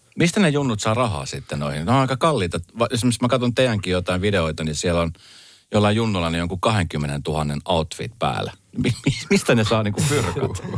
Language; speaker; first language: Finnish; native; Finnish